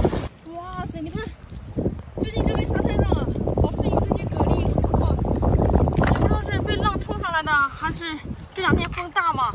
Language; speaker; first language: Chinese; native; Chinese